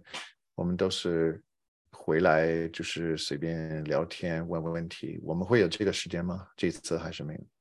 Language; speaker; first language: Chinese; non-native, fluent; English